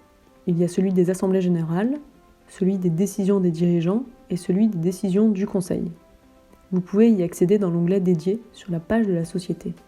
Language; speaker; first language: French; native; French